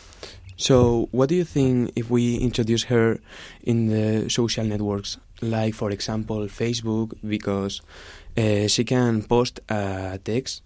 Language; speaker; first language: English; non-native, learner; Spanish